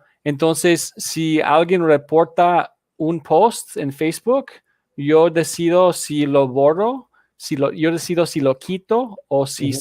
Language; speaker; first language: Spanish; non-native, fluent; English